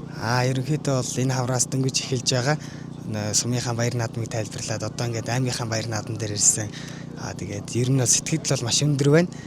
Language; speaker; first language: Mongolian; native; Mongolian